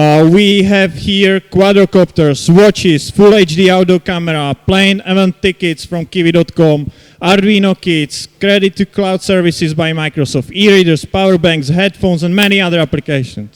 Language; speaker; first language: English; non-native, fluent; Czech